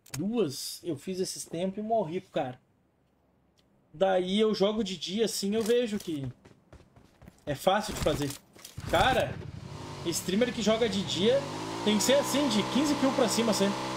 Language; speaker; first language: Portuguese; native; Portuguese